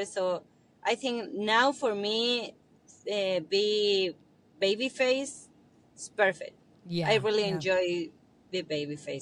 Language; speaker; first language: English; non-native, learner; Spanish